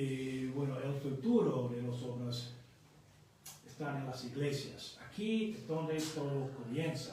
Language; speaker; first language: Spanish; non-native, fluent; English